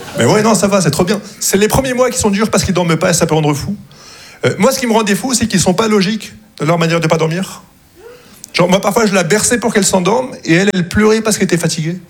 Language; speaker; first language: French; non-native, local second language; Arabic